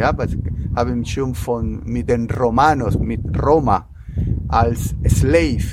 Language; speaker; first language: German; non-native, learner; Spanish